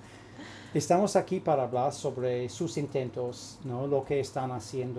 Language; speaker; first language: Spanish; non-native, fluent; English